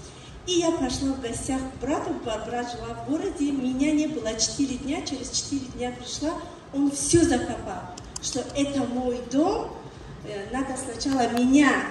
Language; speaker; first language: Russian; non-native, learner; Tajik